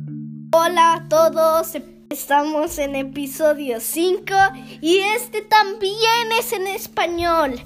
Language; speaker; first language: Spanish; early bilingual, heritage; Spanish